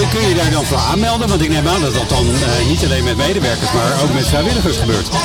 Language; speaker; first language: Dutch; native; Dutch